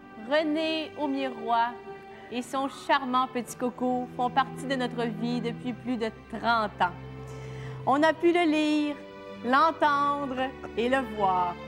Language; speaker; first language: French; native; French